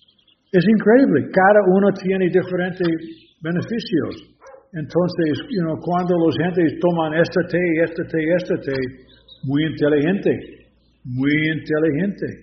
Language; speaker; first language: Spanish; non-native, learner; English